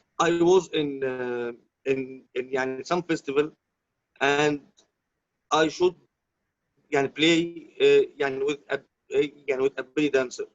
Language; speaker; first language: English; non-native, learner; Arabic